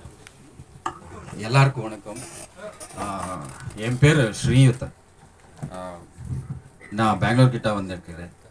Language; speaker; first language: Tamil; non-native, learner; Kannada